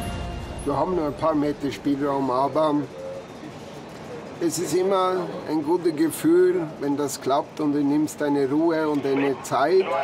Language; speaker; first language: German; non-native, fluent; Norwegian